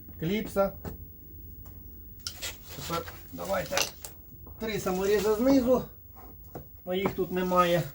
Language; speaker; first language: Ukrainian; native; Ukrainian